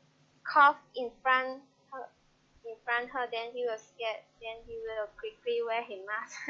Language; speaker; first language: English; non-native, learner; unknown